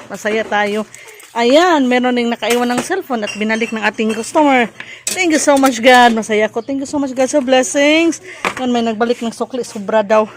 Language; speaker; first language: Filipino; non-native, local second language; Cebuano